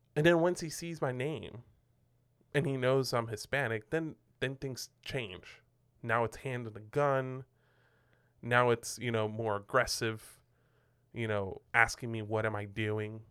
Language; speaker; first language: English; non-native, fluent; Spanish